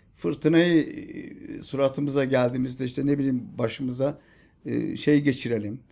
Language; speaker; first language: Turkish; native; Turkish